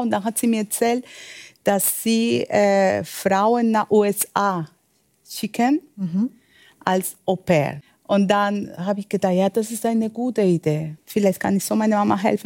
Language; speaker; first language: German; non-native, learner; Spanish